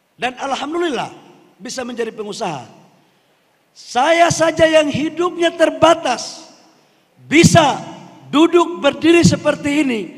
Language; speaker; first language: Indonesian; native; Indonesian